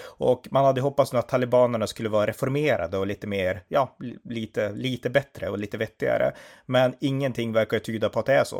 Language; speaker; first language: Swedish; native; Swedish